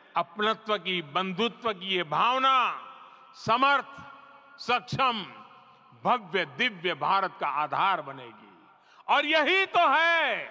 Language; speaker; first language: Hindi; non-native, local second language; Gujarati